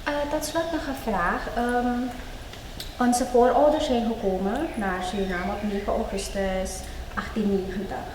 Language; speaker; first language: Dutch; native; Dutch